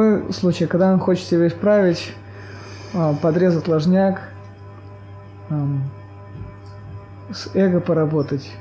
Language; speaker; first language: Russian; native; Russian